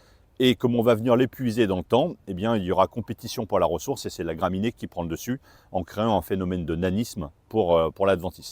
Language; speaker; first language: French; native; French